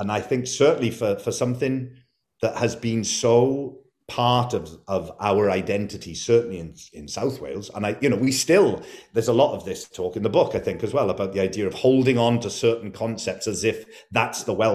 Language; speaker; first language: English; native; English